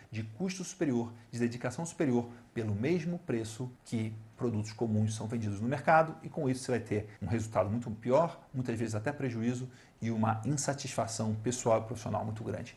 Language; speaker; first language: Portuguese; native; Portuguese